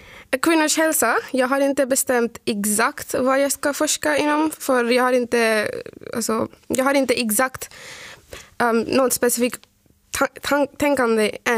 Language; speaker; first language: Swedish; non-native, fluent; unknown